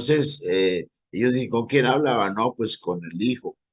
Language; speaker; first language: Spanish; native; Spanish